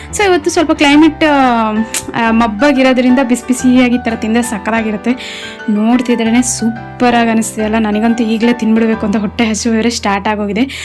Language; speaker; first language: Kannada; non-native, local second language; Telugu